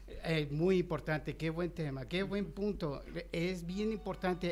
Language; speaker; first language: Spanish; native; Spanish